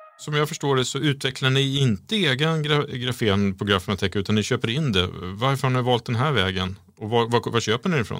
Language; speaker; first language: Swedish; native; Swedish